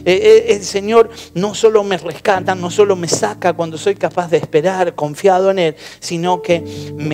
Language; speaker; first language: Spanish; native; Spanish